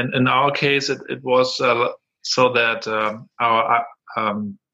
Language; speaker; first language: English; non-native, fluent; German